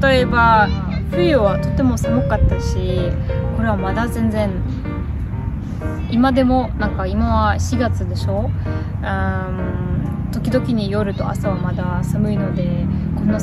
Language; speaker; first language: Japanese; non-native, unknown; Russian